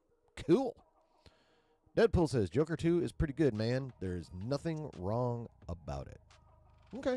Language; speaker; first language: English; native; English